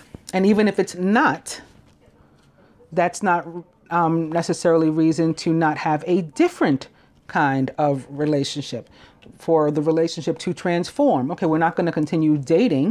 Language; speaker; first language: English; native; English